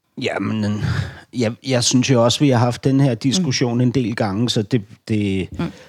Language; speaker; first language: Danish; native; Danish